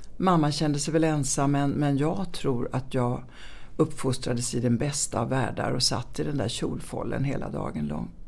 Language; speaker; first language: Swedish; early bilingual, other home language; Italian